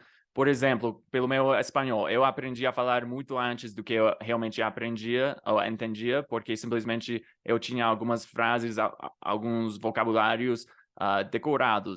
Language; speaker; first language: Portuguese; non-native, fluent; English